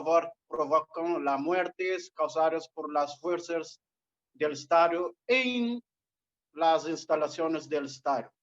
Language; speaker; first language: Spanish; non-native, fluent; Portuguese